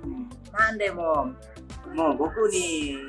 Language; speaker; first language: Japanese; non-native, fluent; Indonesian